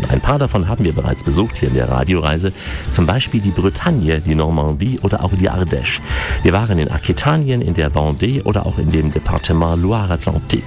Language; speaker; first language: German; native; German